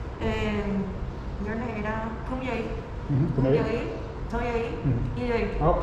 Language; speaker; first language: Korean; non-native, learner; Spanish